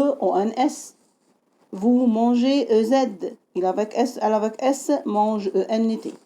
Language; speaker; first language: French; non-native, fluent; Arabic